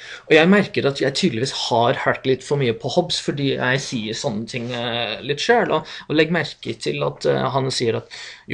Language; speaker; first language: Norwegian; non-native, fluent; English